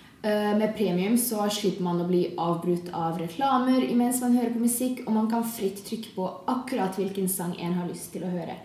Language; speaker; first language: Norwegian; non-native, fluent; Hungarian